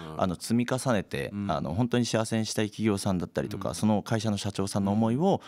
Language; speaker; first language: Japanese; native; Japanese